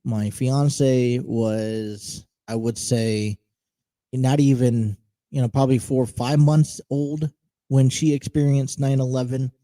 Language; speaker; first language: English; native; English